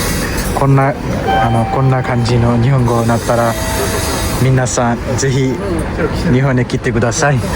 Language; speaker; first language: Japanese; non-native, learner; Nepali